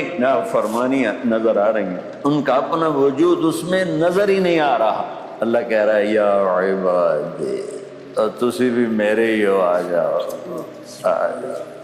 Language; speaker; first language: Urdu; non-native, local second language; Punjabi